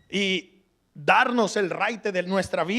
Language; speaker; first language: Spanish; early bilingual, heritage; Spanish